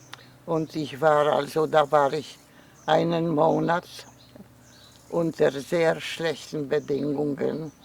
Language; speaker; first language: German; non-native, fluent; Polish